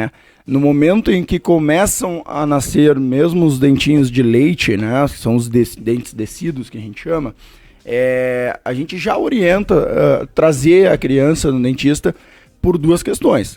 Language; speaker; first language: Portuguese; native; Portuguese